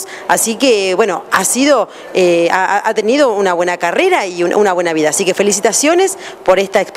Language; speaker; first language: Spanish; native; Spanish